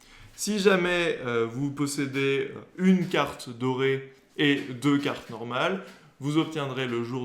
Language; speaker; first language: French; native; French